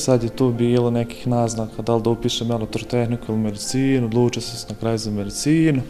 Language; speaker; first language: Bosnian; native; Bosnian